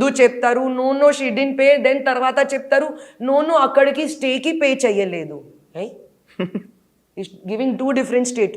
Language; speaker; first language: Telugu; non-native, learner; Hindi